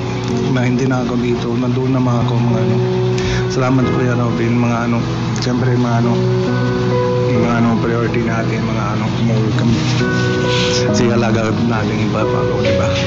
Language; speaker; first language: Filipino; non-native, learner; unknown